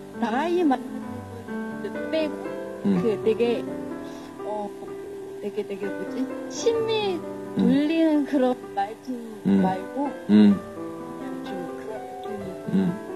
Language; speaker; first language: Korean; non-native, learner; Chinese